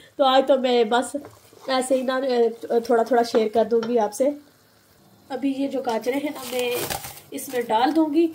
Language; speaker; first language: Urdu; native; Urdu